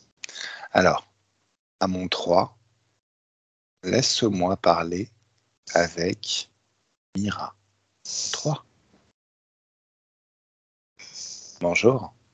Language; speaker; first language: French; native; French